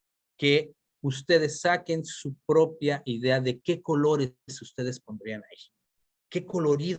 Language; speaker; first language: Spanish; native; Spanish